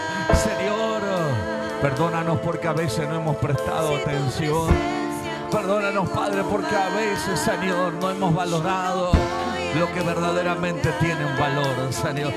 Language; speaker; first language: Spanish; native; Spanish